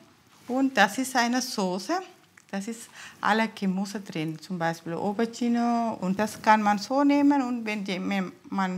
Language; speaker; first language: German; non-native, learner; Tamil